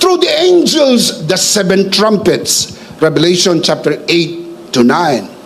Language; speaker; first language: English; non-native, local second language; Filipino